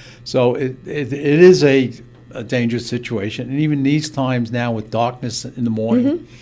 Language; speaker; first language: English; native; English